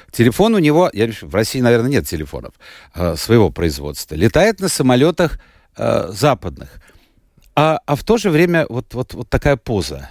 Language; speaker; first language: Russian; native; Russian